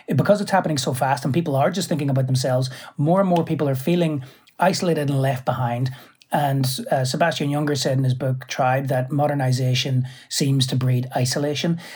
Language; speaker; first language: English; native; English